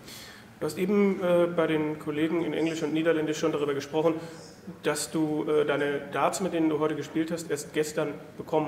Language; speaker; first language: German; native; German